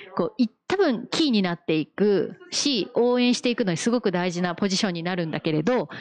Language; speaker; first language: Japanese; native; Japanese